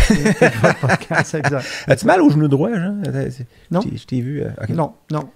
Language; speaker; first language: French; native; French